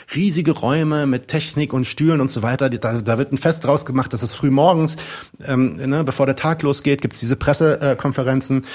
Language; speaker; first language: German; early bilingual, other home language; Arabic